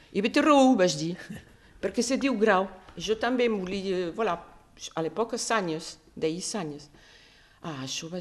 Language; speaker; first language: Catalan; non-native, local second language; French